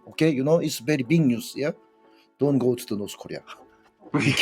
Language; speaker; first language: English; non-native, learner; Korean